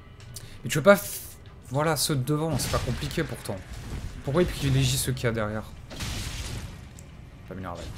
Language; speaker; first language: French; native; French